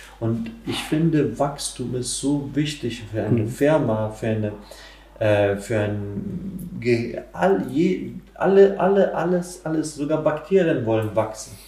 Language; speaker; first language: German; non-native, fluent; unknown